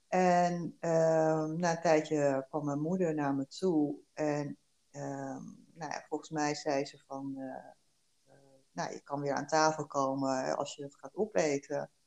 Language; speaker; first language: Dutch; early bilingual, other home language; Korean